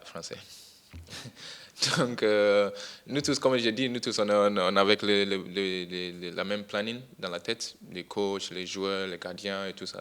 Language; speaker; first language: French; non-native, fluent; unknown